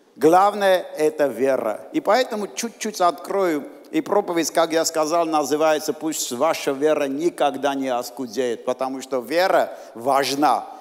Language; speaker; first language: Russian; non-native, local second language; Armenian